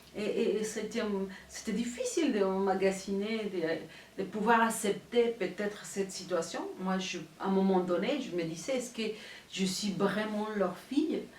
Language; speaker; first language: French; non-native, fluent; Spanish